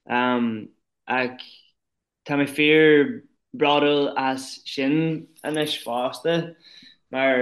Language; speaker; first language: Irish; non-native, local second language; English